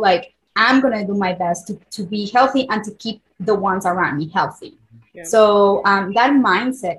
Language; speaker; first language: English; non-native, fluent; Spanish